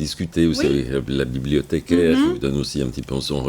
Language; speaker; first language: French; native; French